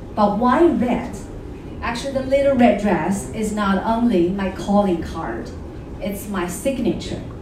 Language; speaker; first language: English; non-native, fluent; Chinese